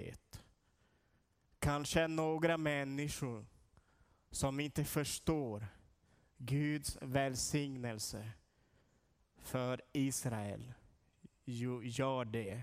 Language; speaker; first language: Swedish; non-native, learner; Portuguese